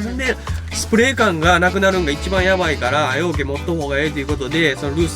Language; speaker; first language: Japanese; native; Japanese